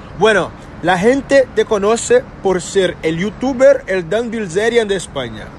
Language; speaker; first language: Spanish; non-native, fluent; Portuguese